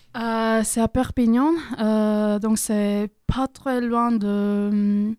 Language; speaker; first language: French; non-native, learner; Croatian